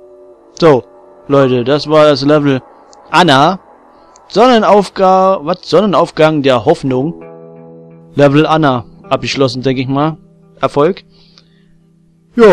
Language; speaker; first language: German; native; German